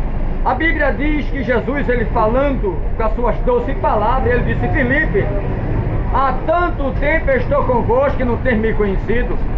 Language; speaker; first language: Portuguese; native; Portuguese